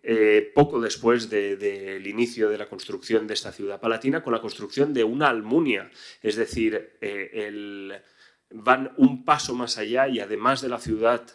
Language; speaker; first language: Spanish; native; Spanish